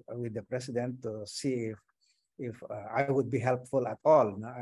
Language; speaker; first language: English; non-native, local second language; Iloko